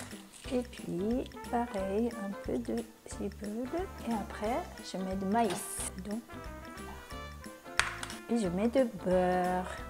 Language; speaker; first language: French; non-native, fluent; Japanese